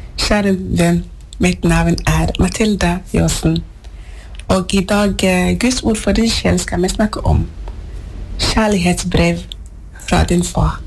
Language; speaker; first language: Norwegian; non-native, fluent; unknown